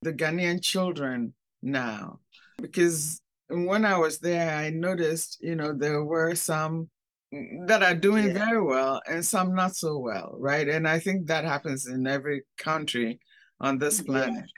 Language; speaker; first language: English; non-native, local second language; Akan